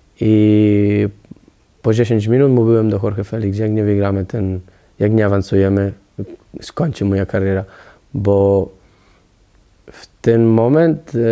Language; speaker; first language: Polish; non-native, learner; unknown